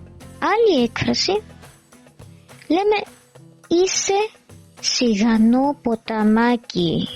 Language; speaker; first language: Greek; non-native, fluent; Arabic